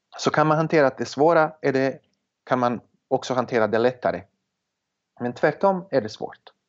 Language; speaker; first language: Swedish; non-native, fluent; Serbian